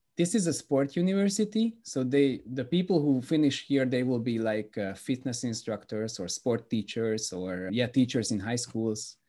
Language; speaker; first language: English; non-native, fluent; Hungarian